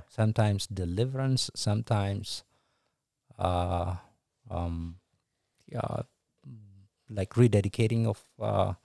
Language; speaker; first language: English; non-native, fluent; Tigrinya